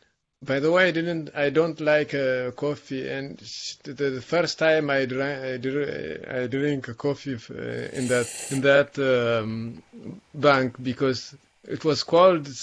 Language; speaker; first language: English; non-native, learner; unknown